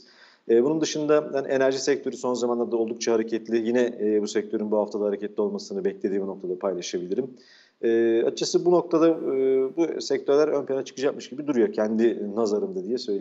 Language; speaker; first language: Turkish; native; Turkish